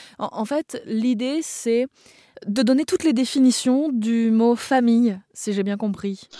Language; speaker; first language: French; native; French